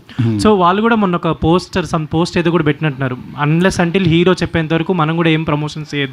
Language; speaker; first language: Telugu; native; Telugu